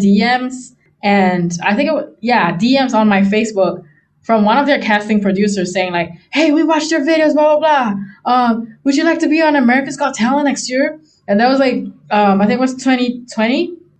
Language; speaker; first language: English; non-native, local second language; Chinese